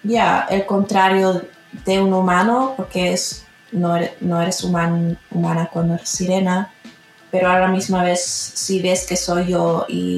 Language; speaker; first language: Spanish; early bilingual, heritage; Spanish